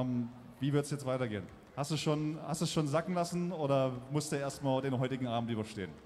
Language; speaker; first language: German; native; German